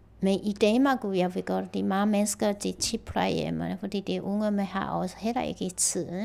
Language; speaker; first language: Danish; non-native, learner; Chinese